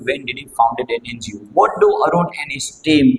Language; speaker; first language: English; non-native, local second language; Gujarati